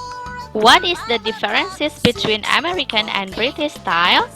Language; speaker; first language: English; non-native, fluent; Indonesian